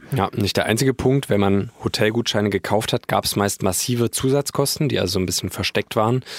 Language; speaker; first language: German; native; German